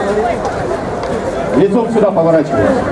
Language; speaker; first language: Russian; native; Russian